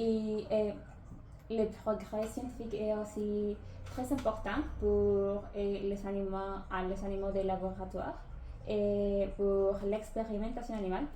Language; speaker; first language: French; non-native, learner; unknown